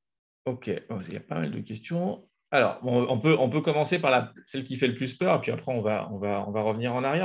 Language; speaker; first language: French; native; French